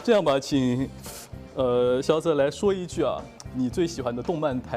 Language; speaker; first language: Chinese; native; Chinese